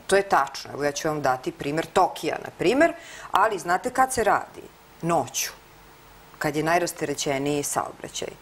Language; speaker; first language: Serbian; native; Serbian